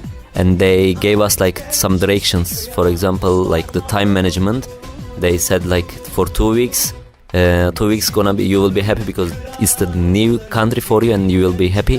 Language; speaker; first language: English; non-native, learner; Turkish